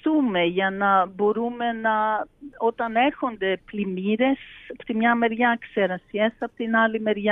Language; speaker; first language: Greek; early bilingual, heritage; Greek